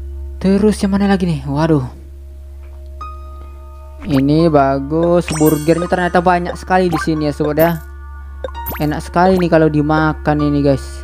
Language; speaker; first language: Indonesian; native; Indonesian